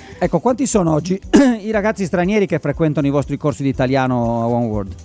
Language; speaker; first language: Italian; native; Italian